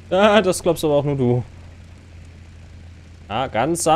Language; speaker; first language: German; native; German